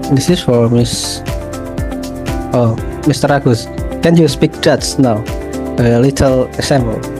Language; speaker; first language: English; non-native, learner; Indonesian